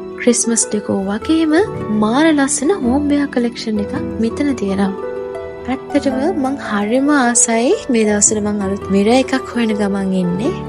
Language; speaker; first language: Sinhala; native; Sinhala